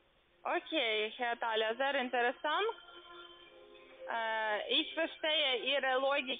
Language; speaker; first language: German; non-native, learner; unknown